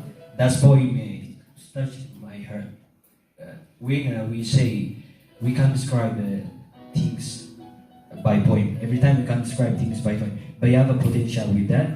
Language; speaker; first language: English; non-native, learner; Oromo